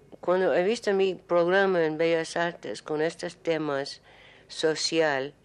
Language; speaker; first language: Spanish; non-native, learner; English